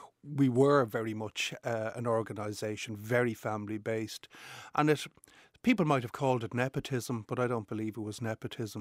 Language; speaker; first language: English; native; English